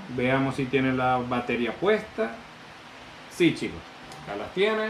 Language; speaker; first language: Spanish; native; Spanish